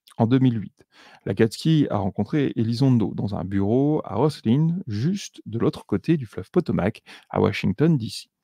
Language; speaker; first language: French; native; French